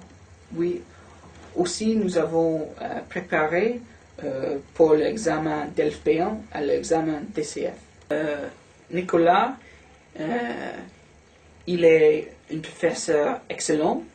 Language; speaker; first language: French; non-native, learner; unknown